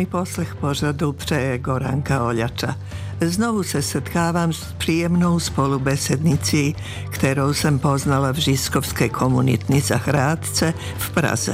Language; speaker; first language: Czech; non-native, fluent; Serbian